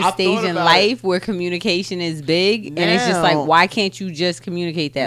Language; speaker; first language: English; native; English